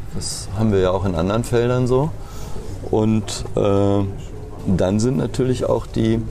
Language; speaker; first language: German; native; German